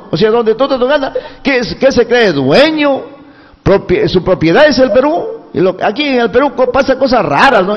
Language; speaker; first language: Spanish; native; Spanish